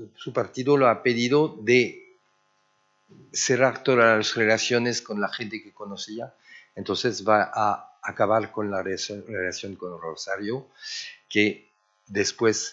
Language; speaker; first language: Spanish; early bilingual, heritage; French